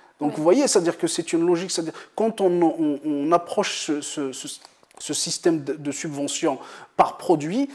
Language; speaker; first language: French; non-native, local second language; Kabyle